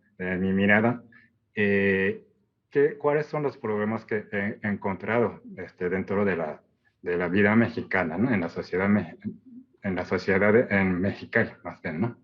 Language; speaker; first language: Spanish; non-native, fluent; Japanese